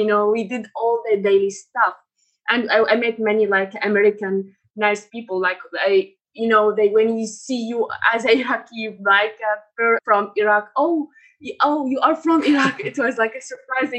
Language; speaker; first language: English; non-native, fluent; Arabic